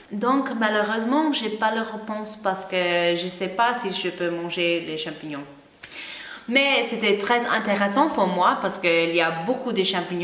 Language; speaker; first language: French; non-native, learner; English